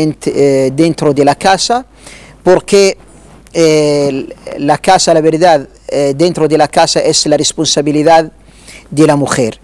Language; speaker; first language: Spanish; non-native, learner; Arabic